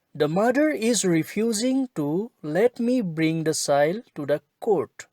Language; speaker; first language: English; non-native, local second language; Assamese